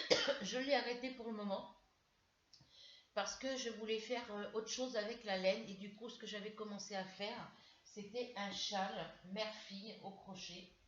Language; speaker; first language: French; native; French